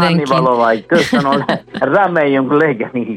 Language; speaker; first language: Hungarian; non-native, fluent; Italian